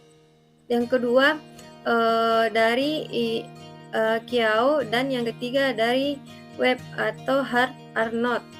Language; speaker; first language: Indonesian; native; Indonesian